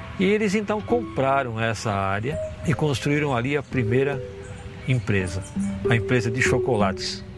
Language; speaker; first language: Portuguese; native; Portuguese